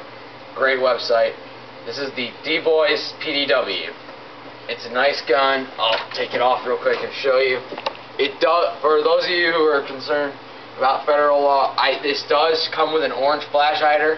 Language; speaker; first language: English; native; English